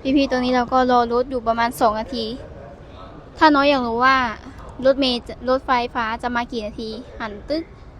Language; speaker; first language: Thai; native; Thai